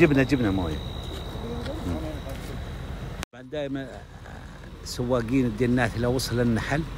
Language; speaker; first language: Arabic; native; Arabic